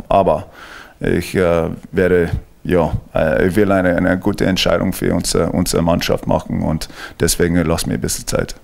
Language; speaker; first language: German; non-native, fluent; English